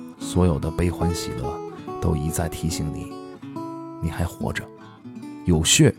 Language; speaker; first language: Chinese; native; Chinese